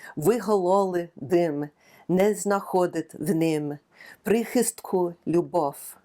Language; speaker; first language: Ukrainian; non-native, fluent; English